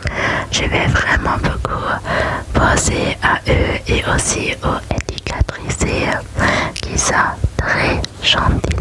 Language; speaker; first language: French; non-native, learner; German